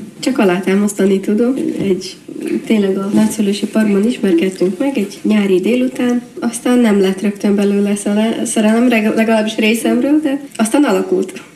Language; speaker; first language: Hungarian; native; Hungarian